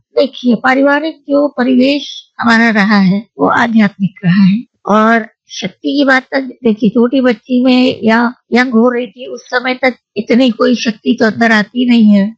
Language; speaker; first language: Hindi; native; Hindi